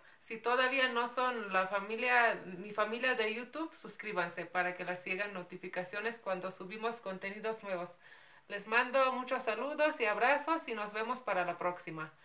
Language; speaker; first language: Spanish; non-native, fluent; Slovenian